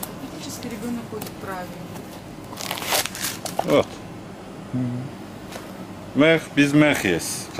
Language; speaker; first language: Russian; non-native, learner; Turkish